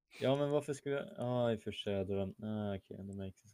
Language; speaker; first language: Swedish; non-native, fluent; German